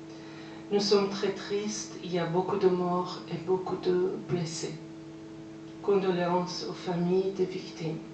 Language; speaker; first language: French; non-native, fluent; Persian